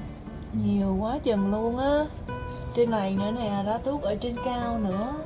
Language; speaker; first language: Vietnamese; native; Vietnamese